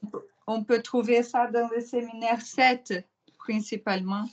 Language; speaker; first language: French; non-native, fluent; Portuguese